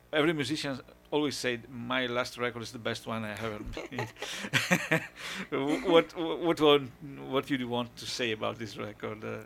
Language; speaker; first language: English; non-native, fluent; Italian